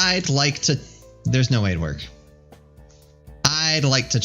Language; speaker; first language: English; native; English